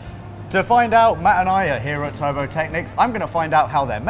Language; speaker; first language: English; native; English